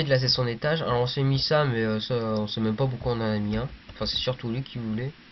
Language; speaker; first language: French; native; French